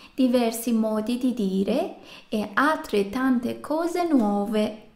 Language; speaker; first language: Italian; non-native, fluent; Persian